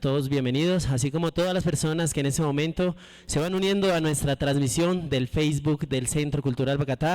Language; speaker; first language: Spanish; native; Spanish